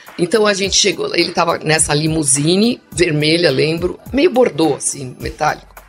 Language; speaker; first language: Portuguese; non-native, local second language; English